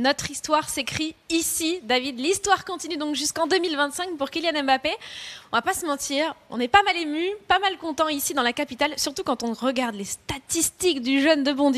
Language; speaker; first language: French; native; French